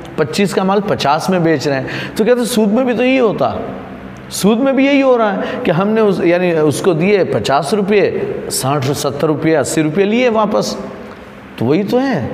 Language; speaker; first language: Urdu; non-native, local second language; Gujarati